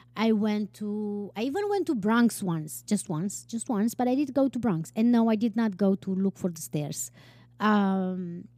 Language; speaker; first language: English; non-native, fluent; Romanian